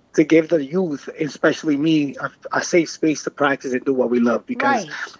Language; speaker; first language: English; non-native, fluent; Spanish